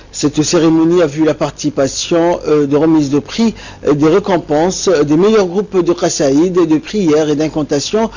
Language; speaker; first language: French; non-native, local second language; Somali